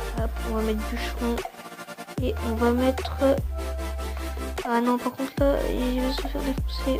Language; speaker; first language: French; native; French